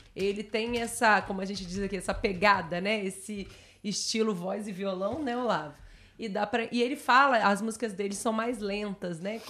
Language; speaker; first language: Portuguese; native; Portuguese